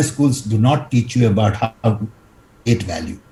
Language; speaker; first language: English; non-native, local second language; Gujarati